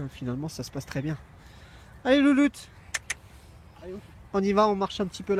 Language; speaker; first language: French; native; French